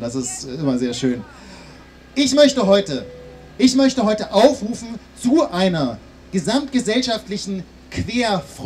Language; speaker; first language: German; native; German